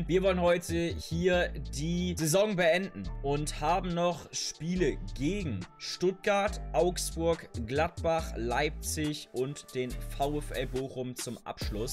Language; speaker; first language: German; native; German